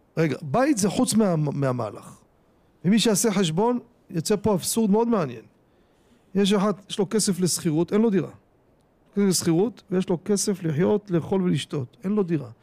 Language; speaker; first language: Hebrew; native; Hebrew